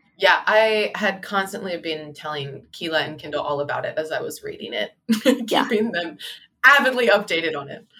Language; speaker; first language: English; native; English